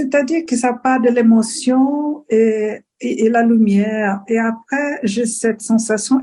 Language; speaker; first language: French; non-native, fluent; Portuguese